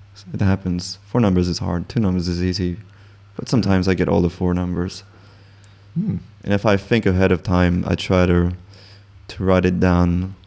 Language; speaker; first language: English; non-native, fluent; French